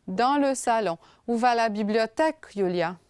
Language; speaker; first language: French; non-native, fluent; Romanian